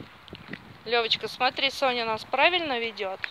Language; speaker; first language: Russian; native; Russian